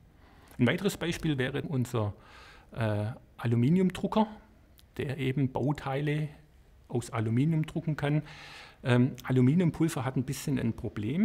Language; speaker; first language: German; native; German